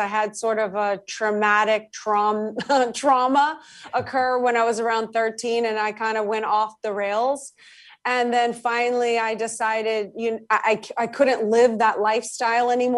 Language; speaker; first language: English; native; English